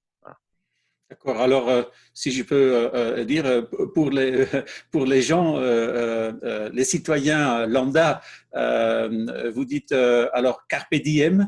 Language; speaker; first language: French; non-native, fluent; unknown